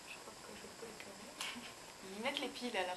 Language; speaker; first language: French; native; French